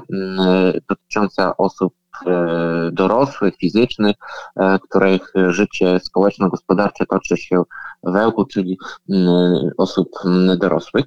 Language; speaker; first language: Polish; native; Polish